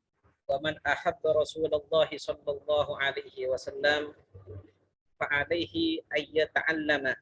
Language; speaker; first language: Arabic; non-native, fluent; Malay